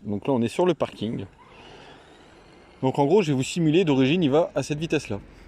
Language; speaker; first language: French; native; French